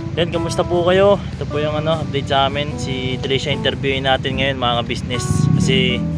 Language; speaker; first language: Filipino; native; Filipino